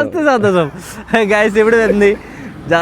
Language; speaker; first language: Malayalam; non-native, learner; Bangla